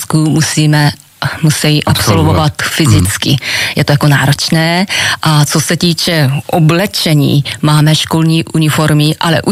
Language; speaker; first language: Czech; non-native, fluent; Japanese